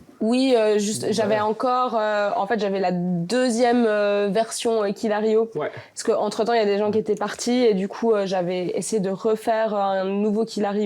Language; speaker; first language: French; native; French